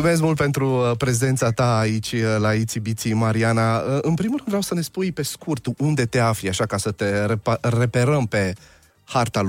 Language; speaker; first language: Romanian; native; Romanian